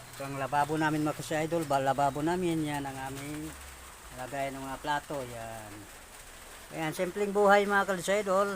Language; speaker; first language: Filipino; native; Filipino